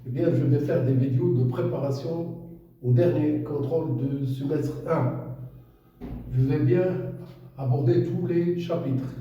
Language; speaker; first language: French; non-native, local second language; Arabic